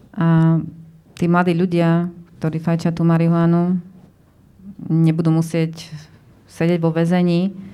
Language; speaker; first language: Slovak; native; Slovak